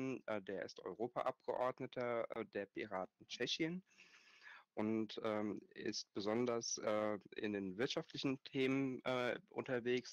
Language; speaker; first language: German; native; German